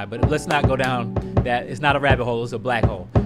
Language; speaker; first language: English; native; English